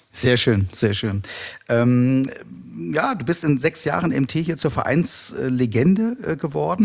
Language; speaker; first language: German; native; German